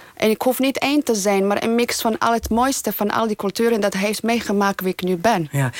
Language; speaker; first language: Dutch; non-native, fluent; Bosnian